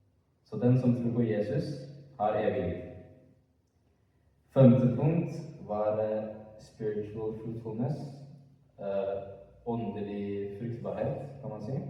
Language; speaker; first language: Norwegian; early bilingual, other home language; Amharic